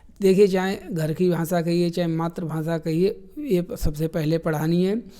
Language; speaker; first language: Hindi; native; Hindi